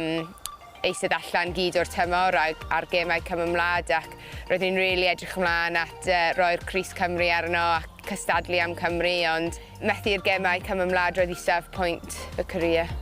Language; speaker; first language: Welsh; non-native, local second language; English